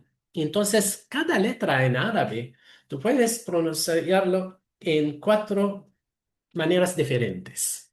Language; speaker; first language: Spanish; non-native, fluent; Arabic